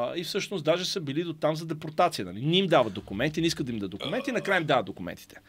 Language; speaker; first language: Bulgarian; native; Bulgarian